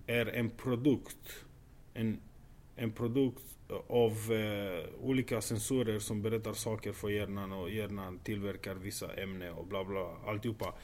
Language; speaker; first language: Swedish; non-native, fluent; Romanian